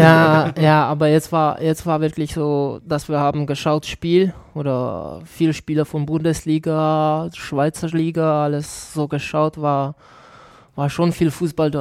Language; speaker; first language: German; non-native, learner; Czech